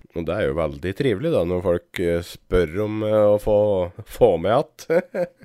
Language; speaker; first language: Norwegian; native; Norwegian